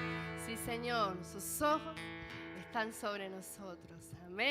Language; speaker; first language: Spanish; native; Spanish